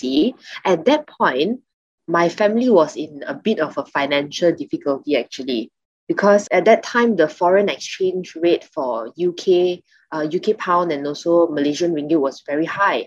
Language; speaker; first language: English; non-native, local second language; Chinese